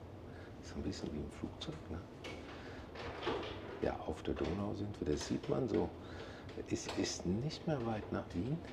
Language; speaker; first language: German; native; German